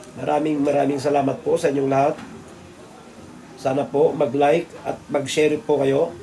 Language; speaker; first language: Filipino; non-native, local second language; Iloko